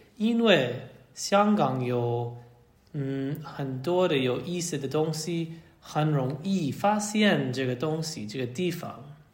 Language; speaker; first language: Chinese; non-native, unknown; English